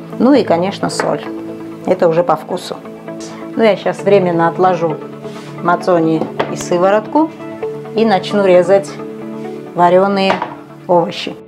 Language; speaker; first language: Russian; non-native, local second language; Georgian